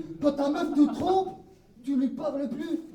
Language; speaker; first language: French; native; French